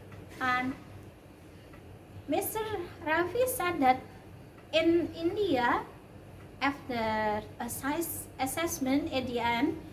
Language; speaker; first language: English; non-native, learner; Indonesian